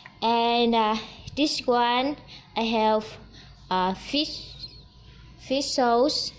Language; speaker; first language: English; non-native, learner; Vietnamese